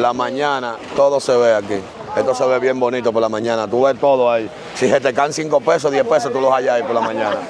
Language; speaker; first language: Spanish; native; Spanish